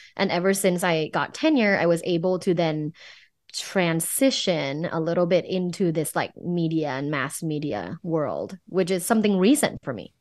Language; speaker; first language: English; non-native, fluent; Thai